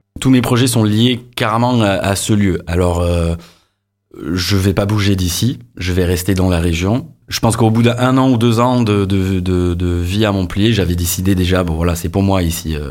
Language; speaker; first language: French; non-native, fluent; English